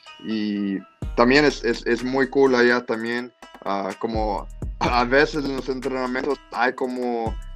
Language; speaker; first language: Spanish; early bilingual, heritage; English